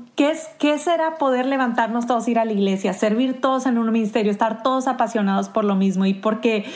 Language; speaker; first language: Spanish; native; Spanish